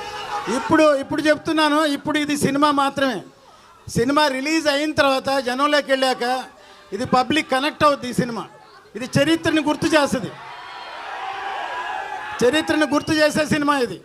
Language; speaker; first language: Telugu; native; Telugu